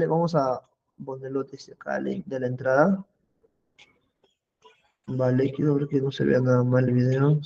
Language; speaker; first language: Spanish; native; Spanish